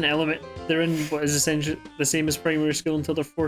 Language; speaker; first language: English; native; English